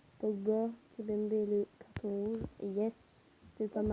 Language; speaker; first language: French; native; French